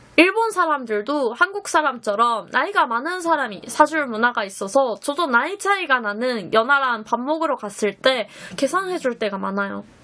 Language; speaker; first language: Korean; non-native, fluent; Japanese